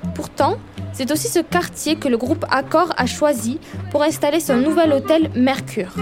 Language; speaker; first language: French; native; French